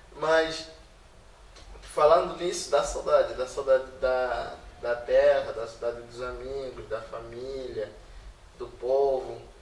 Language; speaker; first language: Portuguese; native; Portuguese